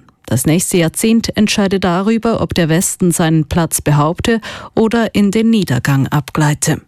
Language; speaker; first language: German; native; German